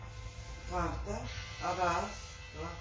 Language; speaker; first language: Italian; non-native, learner; Russian